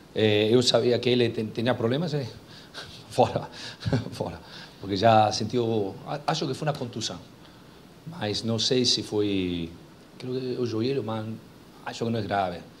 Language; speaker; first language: Portuguese; non-native, fluent; Spanish